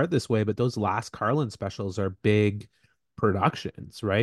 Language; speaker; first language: English; native; English